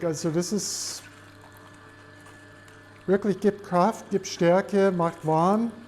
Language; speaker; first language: German; non-native, fluent; English